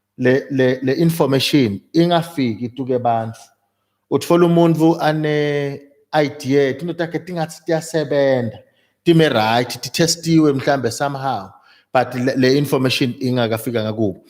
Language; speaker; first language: Zulu; non-native, local second language; Swati